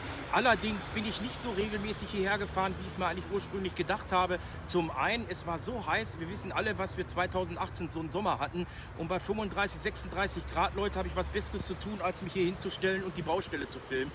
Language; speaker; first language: German; native; German